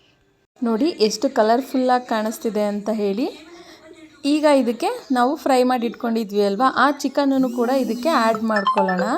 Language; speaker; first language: Kannada; native; Kannada